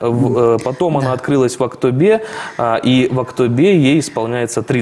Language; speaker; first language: Russian; native; Russian